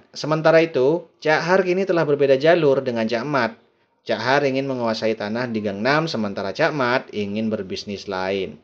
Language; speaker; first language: Indonesian; native; Indonesian